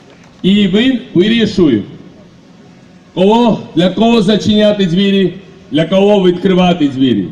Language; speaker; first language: Ukrainian; non-native, fluent; Georgian